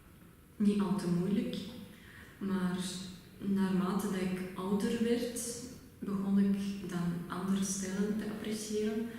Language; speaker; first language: Dutch; non-native, fluent; Russian